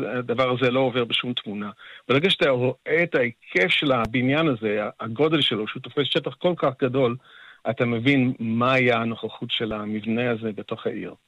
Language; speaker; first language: Hebrew; non-native, fluent; English